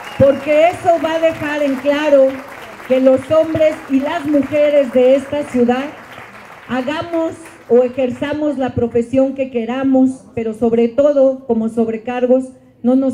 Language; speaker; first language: Spanish; native; Spanish